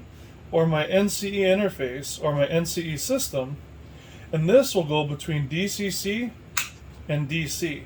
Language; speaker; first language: English; native; English